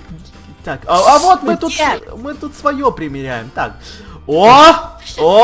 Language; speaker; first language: Russian; native; Russian